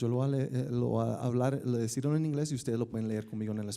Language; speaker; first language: Spanish; native; Spanish